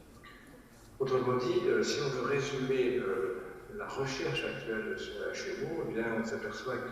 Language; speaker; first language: French; native; French